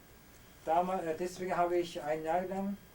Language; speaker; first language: German; non-native, learner; Korean